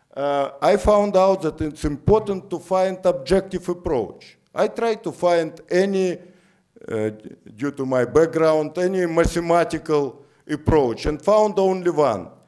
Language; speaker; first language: English; non-native, fluent; Russian